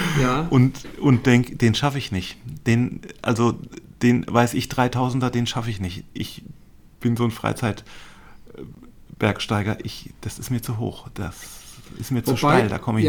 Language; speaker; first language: German; native; German